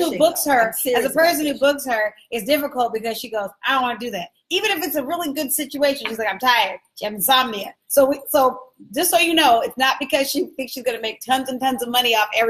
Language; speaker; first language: English; native; English